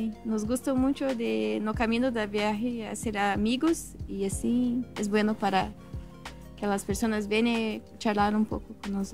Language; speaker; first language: Spanish; non-native, learner; Portuguese